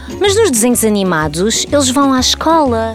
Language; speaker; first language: Portuguese; native; Portuguese